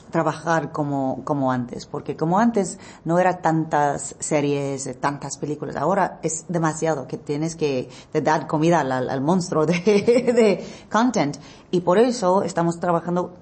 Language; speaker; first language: Spanish; non-native, learner; English